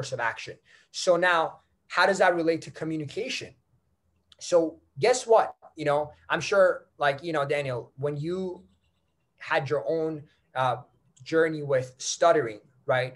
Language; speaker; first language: English; non-native, fluent; Persian